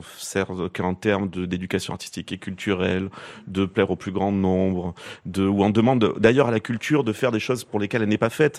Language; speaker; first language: French; native; French